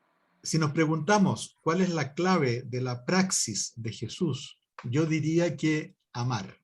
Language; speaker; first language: Spanish; native; Spanish